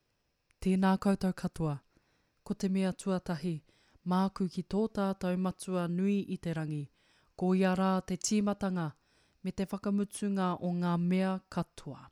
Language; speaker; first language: Māori; non-native, local second language; English